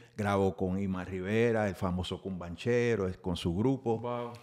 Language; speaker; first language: Spanish; early bilingual, heritage; Spanish